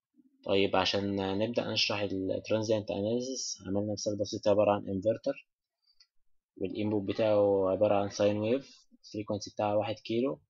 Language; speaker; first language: Arabic; native; Arabic